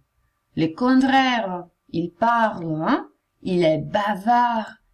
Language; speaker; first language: French; non-native, fluent; Italian